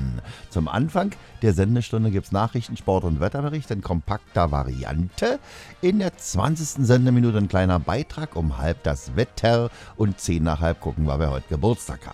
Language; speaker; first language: German; native; German